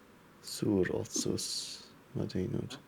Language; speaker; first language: Estonian; non-native, learner; English